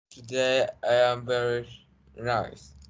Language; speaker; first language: English; non-native, learner; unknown